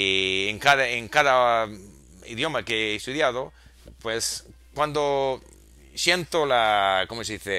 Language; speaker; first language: Spanish; non-native, fluent; English